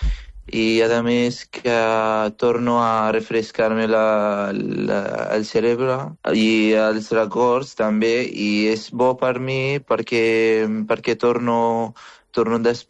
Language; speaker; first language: Catalan; non-native, fluent; Arabic